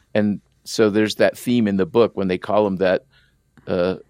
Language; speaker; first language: English; early bilingual, other home language; Spanish